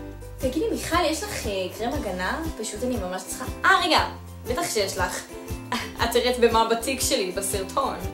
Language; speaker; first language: Hebrew; native; Hebrew